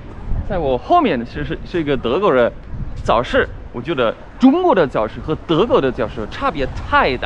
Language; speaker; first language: Chinese; non-native, fluent; German